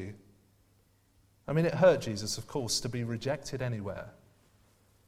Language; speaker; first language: English; native; English